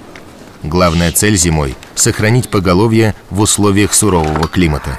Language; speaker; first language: Russian; native; Russian